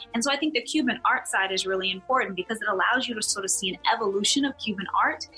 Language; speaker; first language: English; native; English